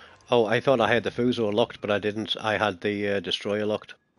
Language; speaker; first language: English; native; English